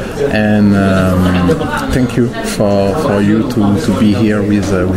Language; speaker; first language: English; non-native, learner; French